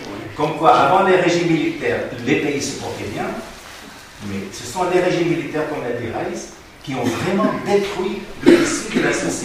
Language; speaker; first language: French; non-native, fluent; Arabic